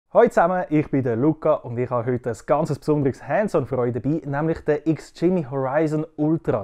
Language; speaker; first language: German; native; German